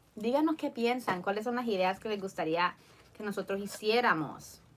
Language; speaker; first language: Spanish; early bilingual, heritage; Spanish